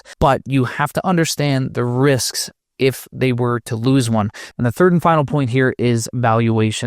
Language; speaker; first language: English; native; English